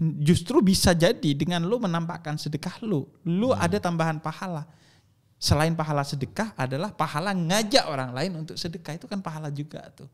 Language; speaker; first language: Indonesian; native; Indonesian